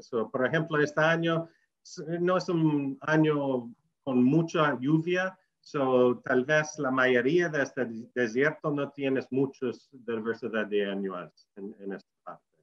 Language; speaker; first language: Spanish; non-native, learner; English